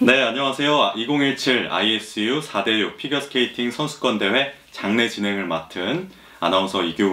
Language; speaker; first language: Korean; native; Korean